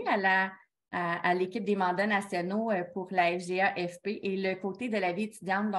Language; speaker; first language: French; native; French